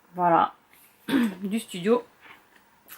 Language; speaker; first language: French; native; French